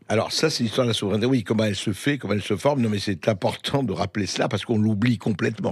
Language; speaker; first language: French; native; French